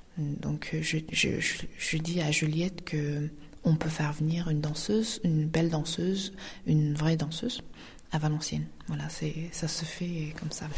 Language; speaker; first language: French; non-native, fluent; Uyghur